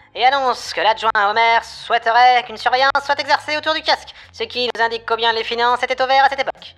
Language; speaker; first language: French; native; French